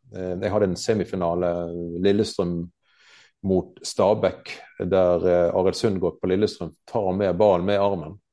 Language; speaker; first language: Norwegian; native; Norwegian